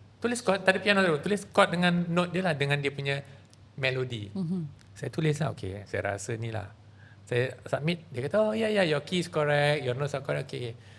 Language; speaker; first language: Malay; native; Malay